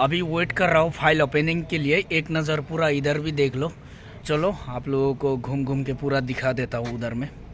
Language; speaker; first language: Hindi; non-native, local second language; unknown